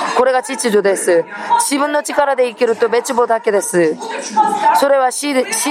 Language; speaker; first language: Japanese; non-native, fluent; Korean